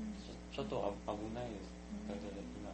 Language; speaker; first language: Japanese; non-native, learner; Thai